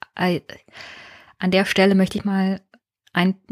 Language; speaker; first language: German; native; German